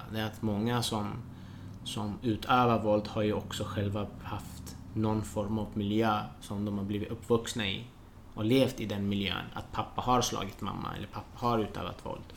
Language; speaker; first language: Swedish; early bilingual, other home language; Persian